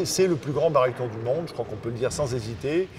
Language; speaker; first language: French; native; French